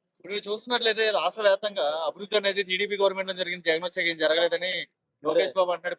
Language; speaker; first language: Telugu; native; Telugu